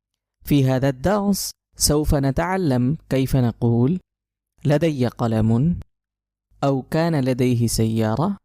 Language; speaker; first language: Arabic; non-native, fluent; Urdu